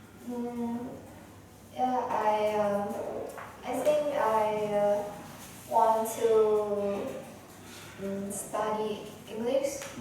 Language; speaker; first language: English; non-native, learner; Vietnamese